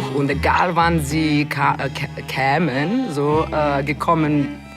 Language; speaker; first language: German; non-native, fluent; Serbian